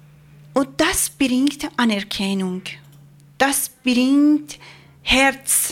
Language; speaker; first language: German; non-native, learner; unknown